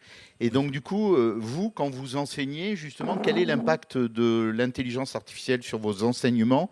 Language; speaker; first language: French; native; French